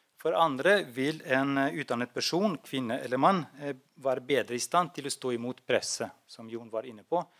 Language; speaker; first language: Norwegian; non-native, fluent; Albanian